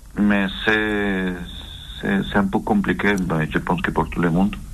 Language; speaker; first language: French; non-native, learner; Spanish